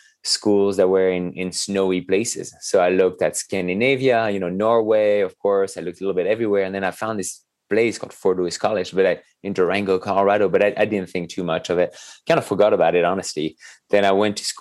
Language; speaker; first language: English; non-native, fluent; French